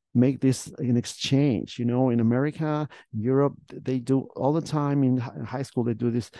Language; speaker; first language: English; non-native, fluent; Spanish